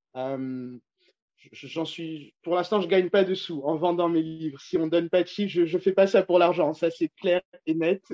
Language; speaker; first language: French; native; French